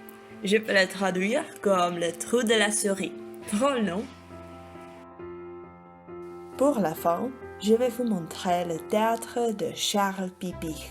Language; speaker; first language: French; non-native, fluent; Czech